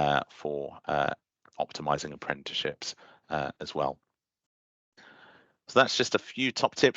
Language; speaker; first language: English; native; English